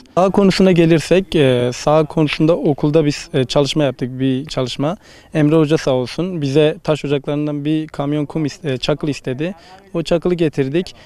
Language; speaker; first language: Turkish; native; Turkish